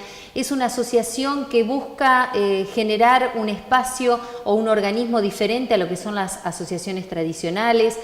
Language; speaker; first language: Spanish; native; Spanish